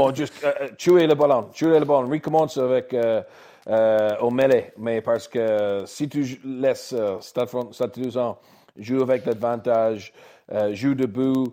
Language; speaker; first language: French; non-native, learner; English